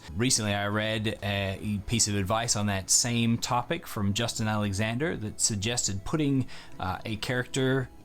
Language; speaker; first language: English; native; English